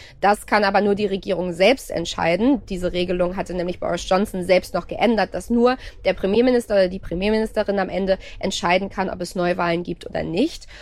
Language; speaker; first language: German; native; German